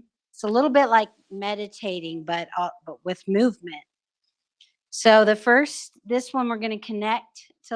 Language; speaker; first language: English; native; English